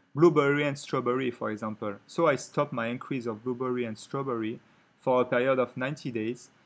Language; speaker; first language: English; non-native, fluent; French